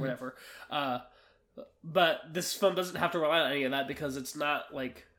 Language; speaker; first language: English; native; English